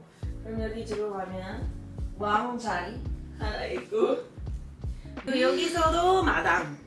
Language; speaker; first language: Korean; non-native, fluent; English